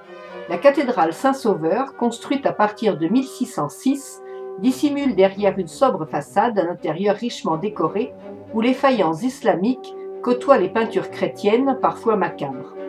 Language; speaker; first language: French; native; French